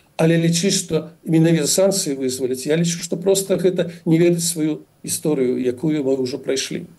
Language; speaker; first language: Belarusian; native; Belarusian